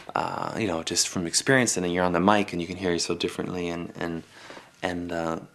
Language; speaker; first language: English; native; English